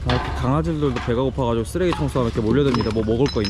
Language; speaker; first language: Korean; native; Korean